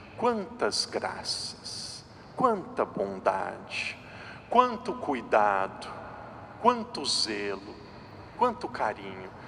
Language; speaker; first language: Portuguese; native; Portuguese